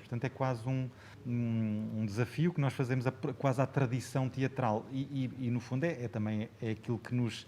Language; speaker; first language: Portuguese; native; Portuguese